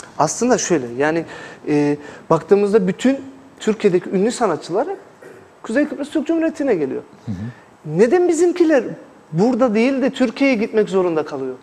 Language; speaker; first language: Turkish; native; Turkish